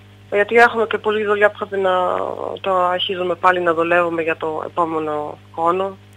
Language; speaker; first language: Greek; non-native, fluent; German